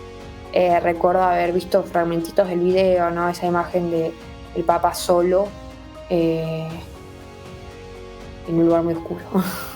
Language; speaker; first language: Spanish; native; Spanish